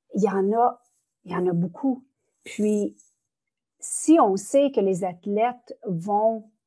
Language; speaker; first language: French; native; French